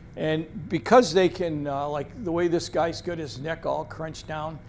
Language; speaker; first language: English; native; English